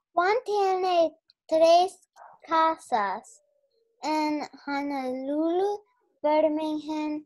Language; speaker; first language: Spanish; non-native, learner; English